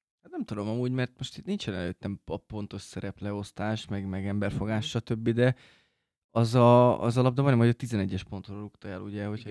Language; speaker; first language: Hungarian; native; Hungarian